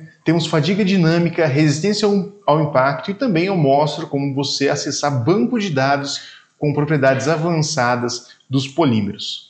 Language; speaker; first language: Portuguese; native; Portuguese